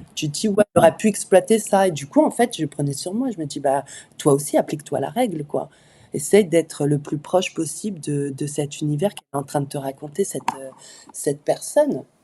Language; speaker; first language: French; early bilingual, other home language; Arabic